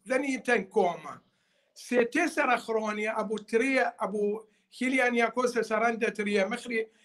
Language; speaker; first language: Greek; non-native, learner; Arabic